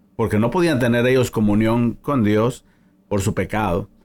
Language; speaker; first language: Spanish; native; Spanish